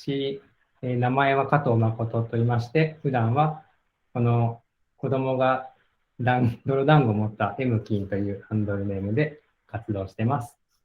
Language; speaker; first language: Japanese; native; Japanese